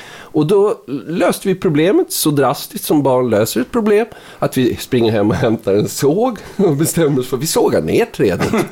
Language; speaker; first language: Swedish; native; Swedish